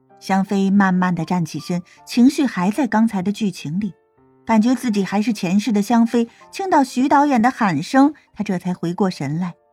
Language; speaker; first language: Chinese; native; Chinese